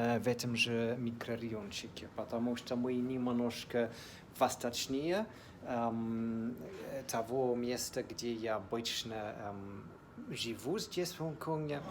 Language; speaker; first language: Russian; non-native, fluent; English